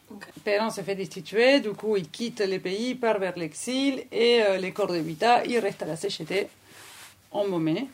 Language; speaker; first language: French; non-native, fluent; Spanish